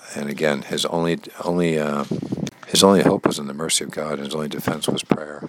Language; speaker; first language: English; native; English